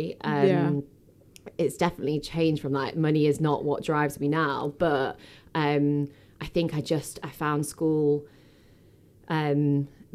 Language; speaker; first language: English; native; English